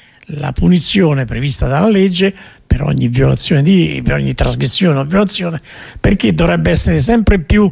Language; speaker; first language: Italian; native; Italian